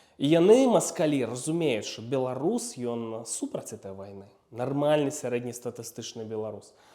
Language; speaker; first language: Belarusian; non-native, local second language; Russian